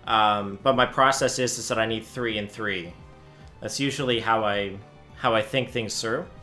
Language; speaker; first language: English; native; English